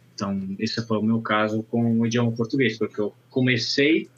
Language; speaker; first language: Portuguese; non-native, fluent; Italian